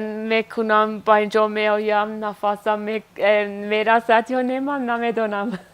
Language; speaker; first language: Persian; non-native, learner; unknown